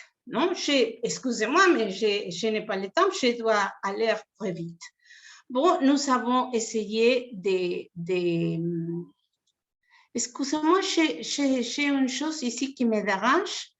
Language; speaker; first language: French; non-native, fluent; Spanish